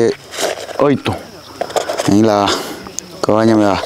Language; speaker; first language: Vietnamese; non-native, learner; Portuguese